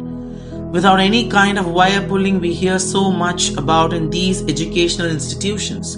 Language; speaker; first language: English; non-native, local second language; Tamil